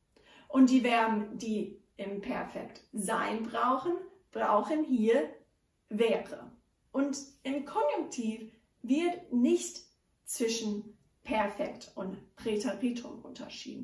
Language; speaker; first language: German; non-native, fluent; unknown